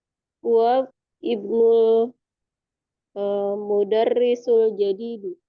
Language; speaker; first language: Arabic; non-native, learner; Indonesian